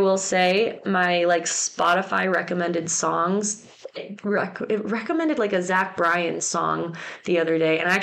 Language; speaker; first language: English; native; English